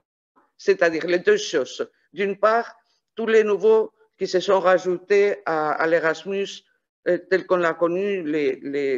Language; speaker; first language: French; non-native, fluent; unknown